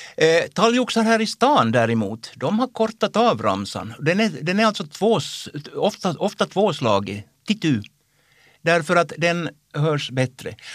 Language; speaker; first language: Swedish; native; Swedish